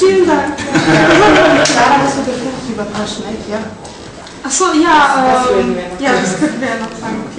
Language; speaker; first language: German; non-native, learner; Croatian